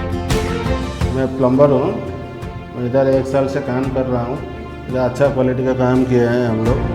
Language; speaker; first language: Hindi; non-native, local second language; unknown